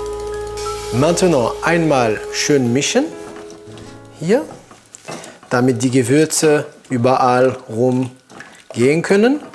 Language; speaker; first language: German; non-native, fluent; French